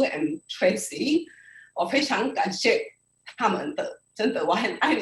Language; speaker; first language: Chinese; early bilingual, heritage; Indonesian